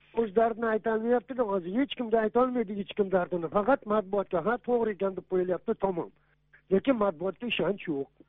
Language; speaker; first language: Uzbek; native; Uzbek